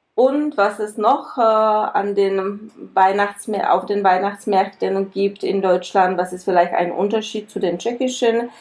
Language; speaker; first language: German; non-native, fluent; Czech